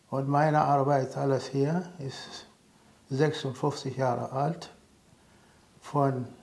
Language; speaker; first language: German; non-native, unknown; Arabic